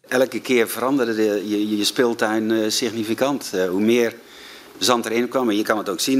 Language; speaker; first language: Dutch; native; Dutch